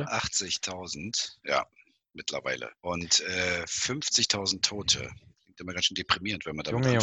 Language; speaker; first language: German; native; German